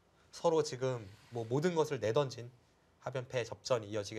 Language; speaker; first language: Korean; native; Korean